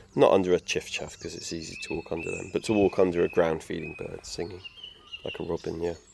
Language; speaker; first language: English; native; English